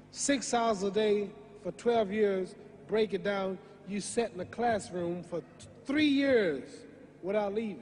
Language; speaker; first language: English; native; English